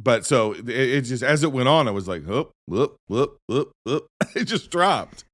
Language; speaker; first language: English; native; English